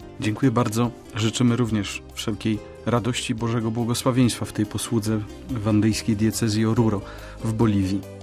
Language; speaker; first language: Polish; native; Polish